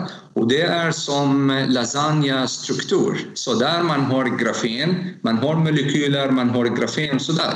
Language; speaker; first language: Swedish; non-native, fluent; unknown